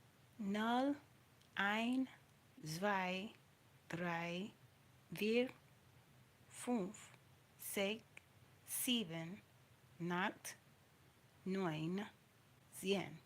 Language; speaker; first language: German; non-native, learner; English